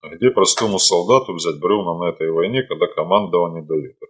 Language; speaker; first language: Russian; non-native, local second language; Ukrainian